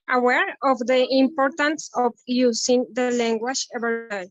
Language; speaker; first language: English; non-native, learner; Spanish